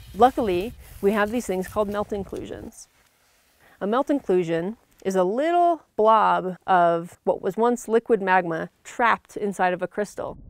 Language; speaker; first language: English; native; English